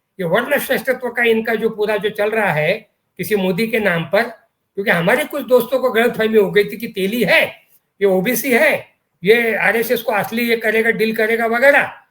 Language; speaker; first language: Hindi; non-native, local second language; Marathi